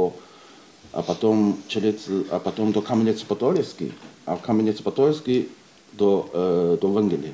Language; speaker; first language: Russian; non-native, learner; Chinese